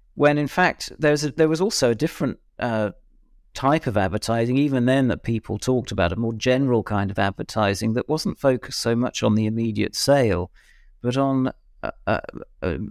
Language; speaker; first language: English; native; English